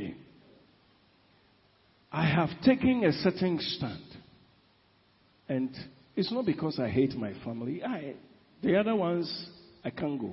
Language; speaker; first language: English; non-native, local second language; Akan